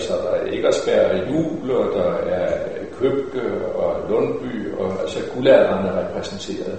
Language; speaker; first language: Danish; native; Danish